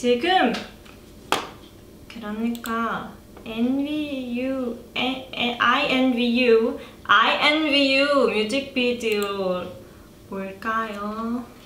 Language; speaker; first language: Korean; non-native, learner; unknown